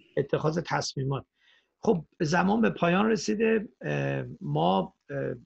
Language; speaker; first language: Persian; native; Persian